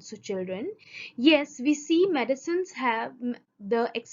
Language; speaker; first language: English; non-native, local second language; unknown